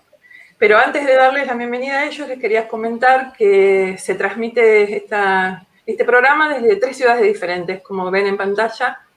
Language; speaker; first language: Spanish; native; Spanish